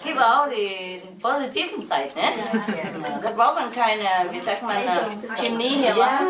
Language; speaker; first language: German; non-native, learner; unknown